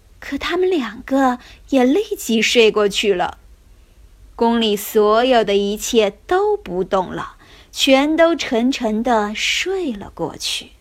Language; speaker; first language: Chinese; native; Chinese